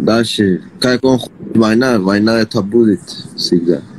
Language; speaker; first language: Russian; non-native, learner; Persian